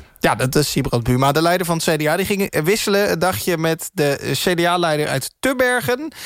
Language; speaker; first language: Dutch; native; Dutch